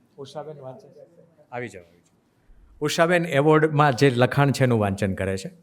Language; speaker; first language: Gujarati; native; Gujarati